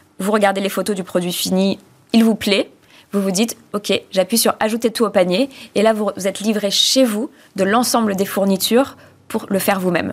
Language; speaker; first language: French; native; French